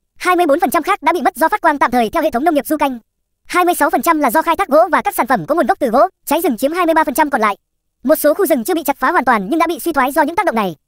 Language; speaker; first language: Vietnamese; native; Vietnamese